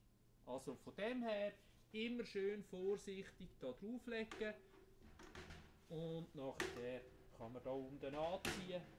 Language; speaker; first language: German; native; German